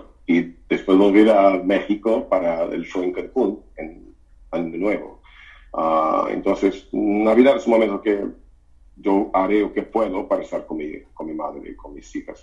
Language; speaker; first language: Spanish; non-native, fluent; Portuguese